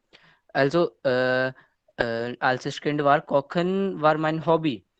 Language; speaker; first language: German; non-native, learner; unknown